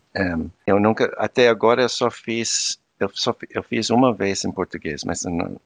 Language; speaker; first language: Portuguese; non-native, fluent; English